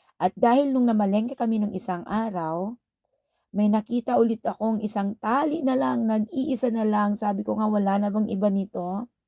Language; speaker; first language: Filipino; native; Filipino